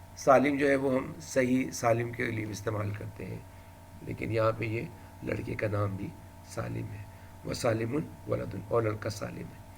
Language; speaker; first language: Urdu; native; Urdu